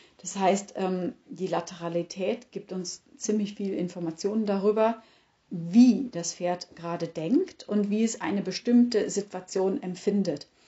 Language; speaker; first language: German; native; German